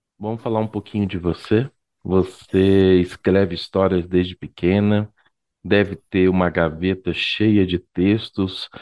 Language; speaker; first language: Portuguese; native; Portuguese